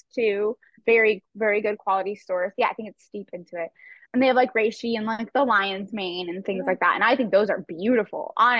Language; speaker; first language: English; native; English